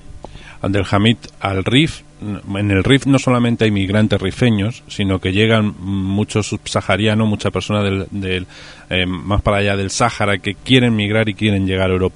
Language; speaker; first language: Spanish; native; Spanish